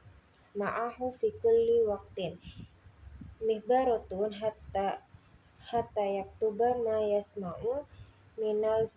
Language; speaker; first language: Arabic; non-native, learner; Indonesian